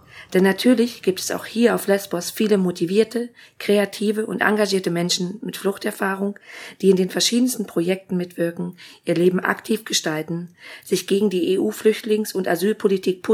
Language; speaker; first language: German; native; German